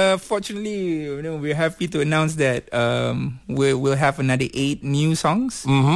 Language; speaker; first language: English; non-native, local second language; Malay